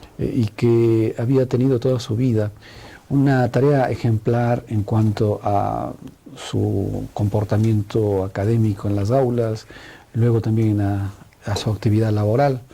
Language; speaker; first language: Spanish; native; Spanish